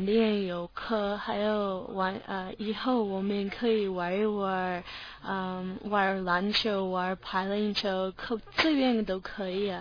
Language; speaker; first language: Chinese; non-native, learner; English